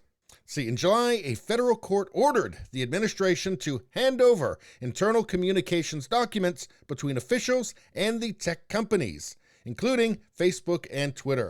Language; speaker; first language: English; native; English